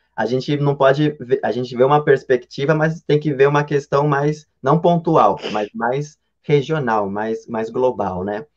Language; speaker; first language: Portuguese; native; Portuguese